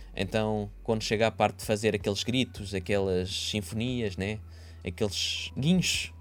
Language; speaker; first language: Portuguese; native; Portuguese